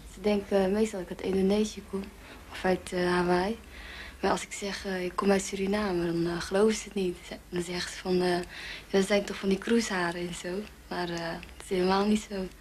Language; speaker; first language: Dutch; early bilingual, other home language; Javanese